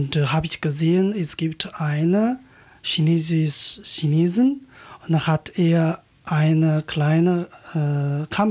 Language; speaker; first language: German; non-native, learner; Chinese